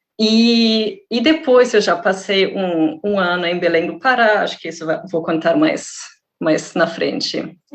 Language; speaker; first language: Portuguese; non-native, fluent; German